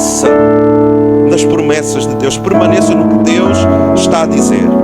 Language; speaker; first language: Portuguese; native; Portuguese